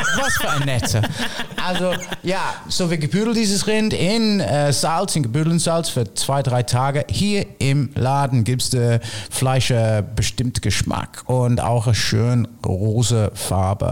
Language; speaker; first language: German; non-native, fluent; English